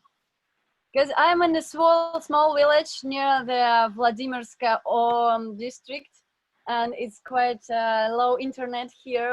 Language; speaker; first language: English; non-native, learner; Russian